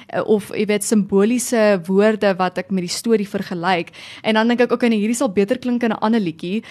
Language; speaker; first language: Afrikaans; native; Afrikaans